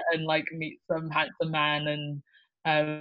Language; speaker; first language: English; native; English